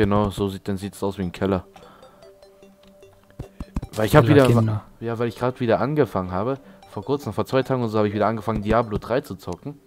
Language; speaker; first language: German; native; German